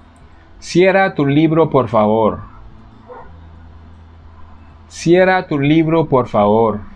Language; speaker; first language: Spanish; non-native, fluent; Wolof